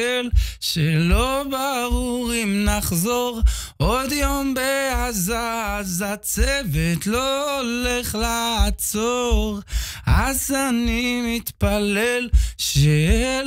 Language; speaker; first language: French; early bilingual, heritage; Hebrew